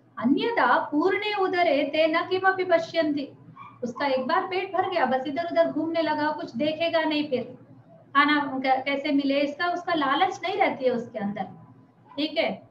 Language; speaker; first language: Hindi; native; Hindi